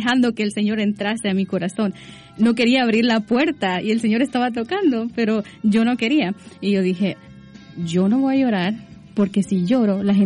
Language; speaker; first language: Spanish; native; Spanish